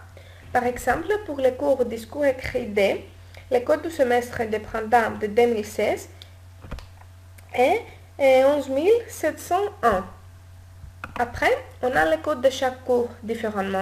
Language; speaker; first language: French; non-native, learner; Greek